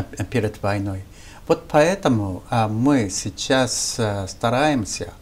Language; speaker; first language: Russian; non-native, fluent; Japanese